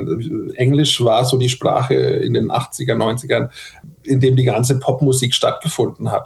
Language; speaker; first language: German; native; German